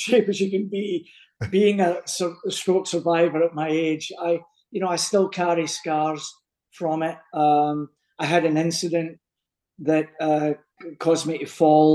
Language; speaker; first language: English; native; English